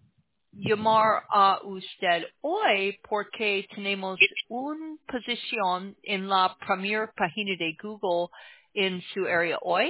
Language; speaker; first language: Spanish; non-native, learner; English